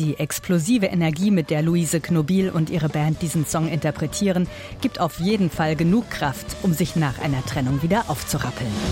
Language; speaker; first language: German; native; German